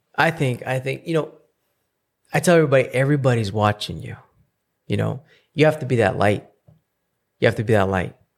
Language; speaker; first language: English; early bilingual, other home language; Spanish